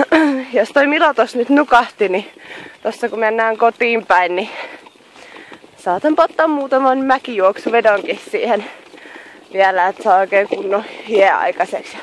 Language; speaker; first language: Finnish; native; Finnish